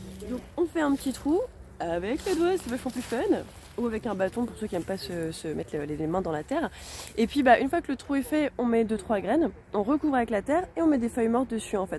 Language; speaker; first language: French; native; French